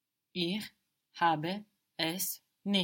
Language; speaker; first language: German; non-native, learner; English